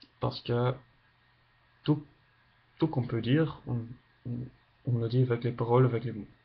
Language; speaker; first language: French; non-native, learner; English